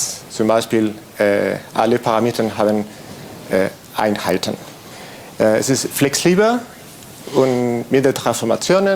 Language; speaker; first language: German; non-native, fluent; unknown